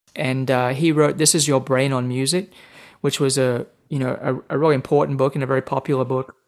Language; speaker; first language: English; native; English